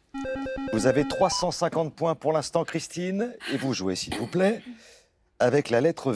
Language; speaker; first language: French; native; French